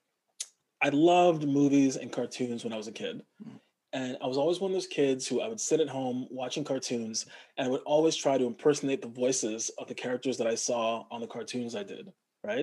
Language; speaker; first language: English; native; English